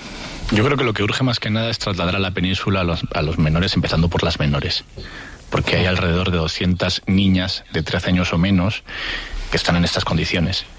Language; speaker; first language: Spanish; native; Spanish